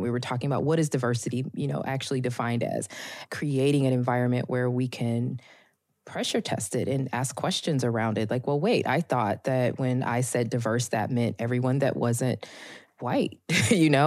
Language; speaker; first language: English; native; English